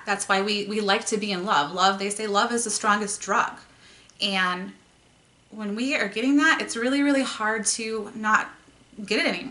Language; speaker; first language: English; native; English